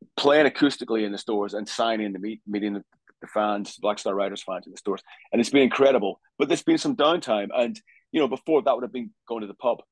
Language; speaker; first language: English; native; English